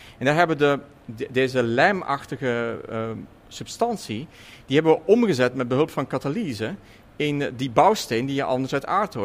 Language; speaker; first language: Dutch; native; Dutch